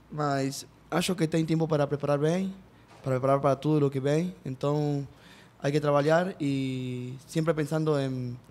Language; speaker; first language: Portuguese; non-native, learner; Spanish